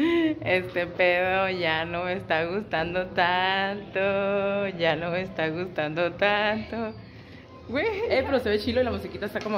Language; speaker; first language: Spanish; native; Spanish